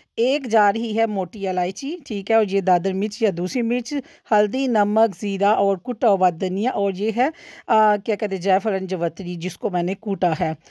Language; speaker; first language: Urdu; non-native, local second language; Punjabi